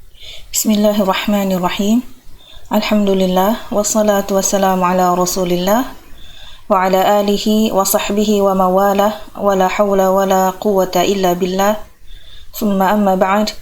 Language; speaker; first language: Arabic; non-native, fluent; Indonesian